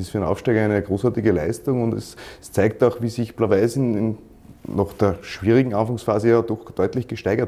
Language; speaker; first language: German; native; German